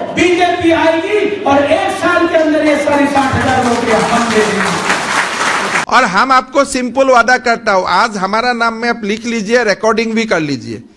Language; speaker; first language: Hindi; non-native, local second language; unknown